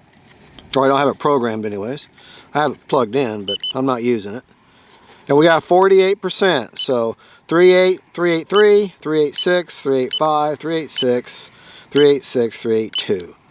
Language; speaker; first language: English; native; English